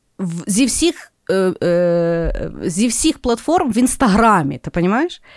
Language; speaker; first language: Ukrainian; native; Ukrainian